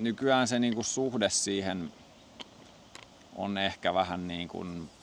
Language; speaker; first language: Finnish; native; Finnish